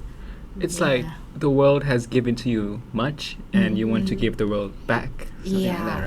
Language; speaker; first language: English; non-native, fluent; Thai